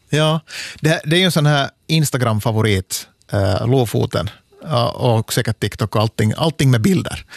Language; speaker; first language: Swedish; native; Swedish